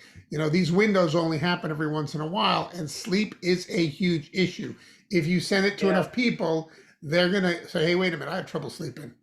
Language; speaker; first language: English; native; English